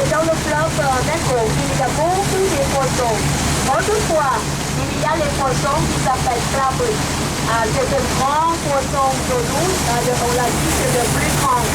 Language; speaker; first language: French; non-native, learner; Thai